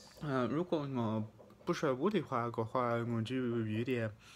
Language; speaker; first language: Chinese; non-native, fluent; English